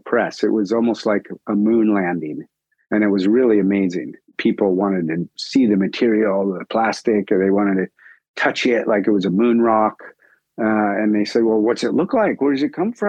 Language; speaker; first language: English; native; English